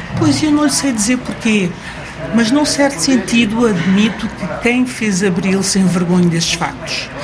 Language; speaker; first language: Portuguese; native; Portuguese